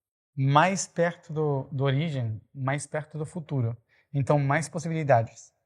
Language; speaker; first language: Portuguese; non-native, fluent; Spanish